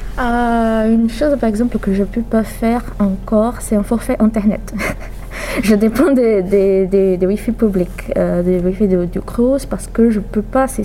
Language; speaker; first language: French; non-native, fluent; Portuguese